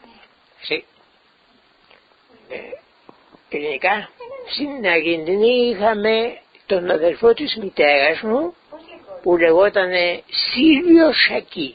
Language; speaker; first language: Greek; non-native, local second language; Ladino